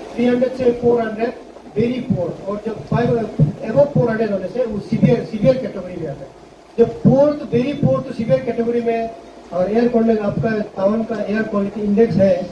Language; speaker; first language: Hindi; non-native, local second language; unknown